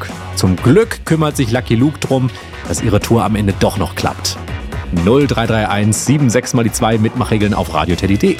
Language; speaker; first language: German; native; German